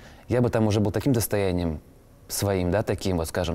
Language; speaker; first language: Russian; native; Russian